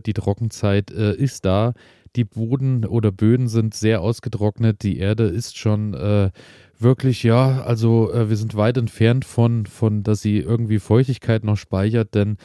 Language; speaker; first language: German; native; German